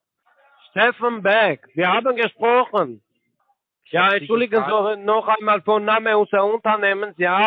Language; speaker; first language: German; non-native, learner; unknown